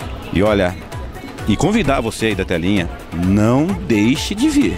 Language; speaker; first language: Portuguese; native; Portuguese